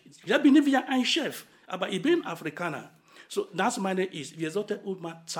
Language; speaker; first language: German; non-native, fluent; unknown